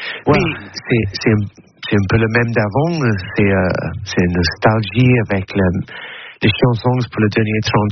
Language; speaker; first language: French; non-native, learner; English